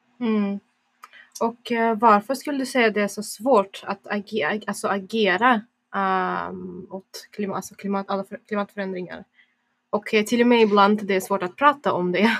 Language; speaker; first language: Swedish; non-native, fluent; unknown